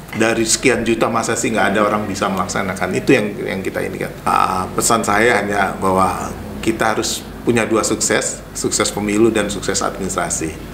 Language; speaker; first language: Indonesian; native; Indonesian